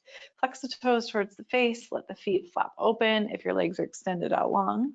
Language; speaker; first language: English; native; English